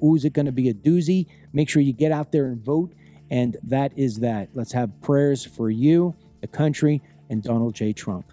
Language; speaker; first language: English; native; English